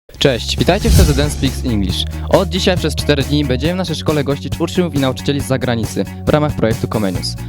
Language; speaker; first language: Polish; native; Polish